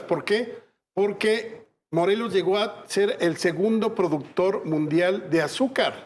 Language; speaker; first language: Spanish; native; Spanish